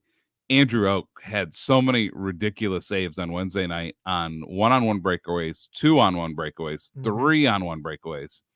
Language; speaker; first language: English; native; English